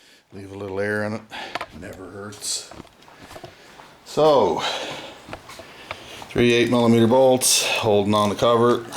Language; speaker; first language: English; native; English